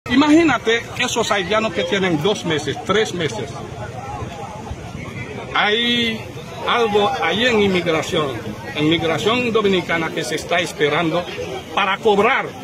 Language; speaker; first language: Spanish; non-native, fluent; Haitian Creole